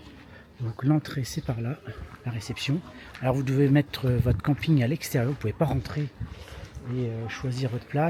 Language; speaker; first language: French; native; French